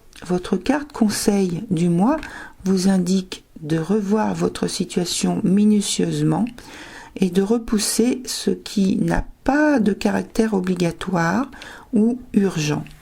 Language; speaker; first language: French; native; French